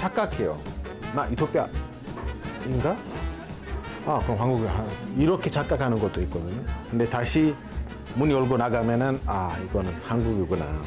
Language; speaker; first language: Korean; non-native, fluent; Amharic